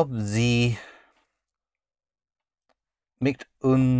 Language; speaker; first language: German; non-native, learner; English